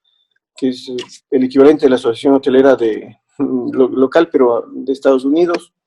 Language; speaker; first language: Spanish; native; Spanish